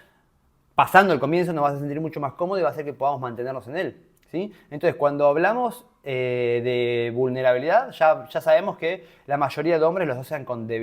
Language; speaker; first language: Spanish; native; Spanish